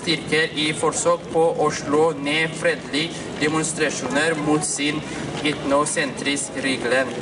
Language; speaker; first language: Norwegian; non-native, fluent; Oromo